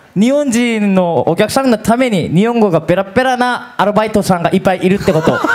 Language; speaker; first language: Japanese; non-native, fluent; Korean